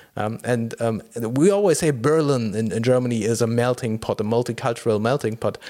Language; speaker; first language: English; non-native, fluent; German